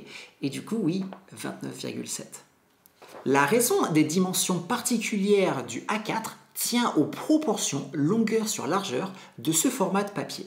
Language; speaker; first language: French; native; French